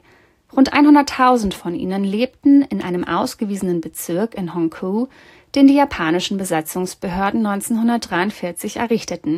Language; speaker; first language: German; native; German